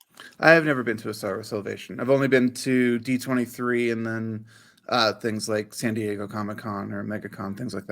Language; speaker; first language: English; native; English